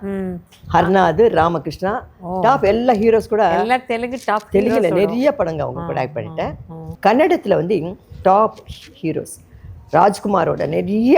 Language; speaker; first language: Tamil; non-native, local second language; Telugu